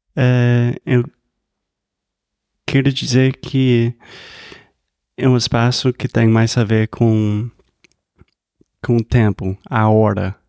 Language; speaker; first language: Portuguese; non-native, fluent; English